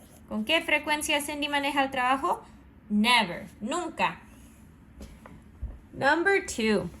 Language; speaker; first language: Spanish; non-native, fluent; English